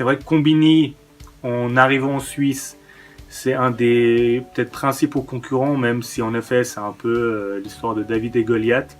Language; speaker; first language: French; early bilingual, other home language; Persian